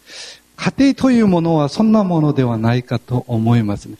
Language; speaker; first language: Japanese; non-native, fluent; Korean